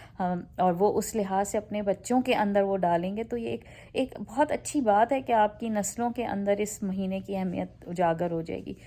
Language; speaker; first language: Urdu; native; Urdu